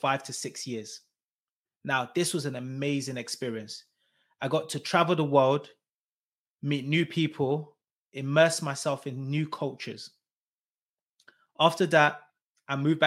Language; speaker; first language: English; native; English